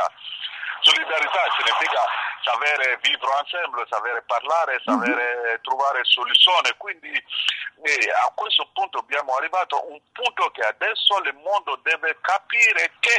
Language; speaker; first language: Italian; non-native, learner; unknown